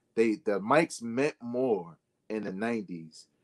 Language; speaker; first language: English; native; English